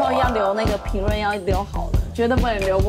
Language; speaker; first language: Chinese; native; Chinese